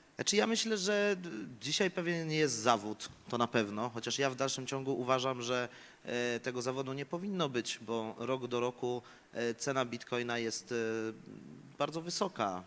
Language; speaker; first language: Polish; native; Polish